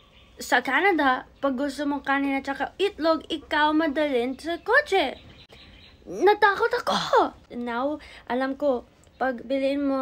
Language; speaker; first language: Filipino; early bilingual, heritage; English